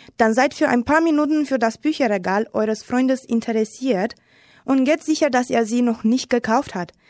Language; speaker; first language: German; non-native, fluent; Romanian